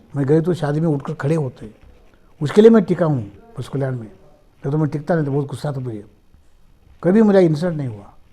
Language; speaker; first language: Hindi; non-native, local second language; Marathi